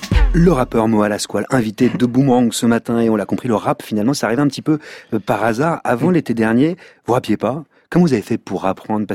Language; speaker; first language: French; native; French